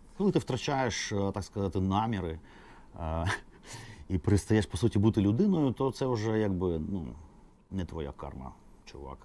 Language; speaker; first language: Ukrainian; native; Ukrainian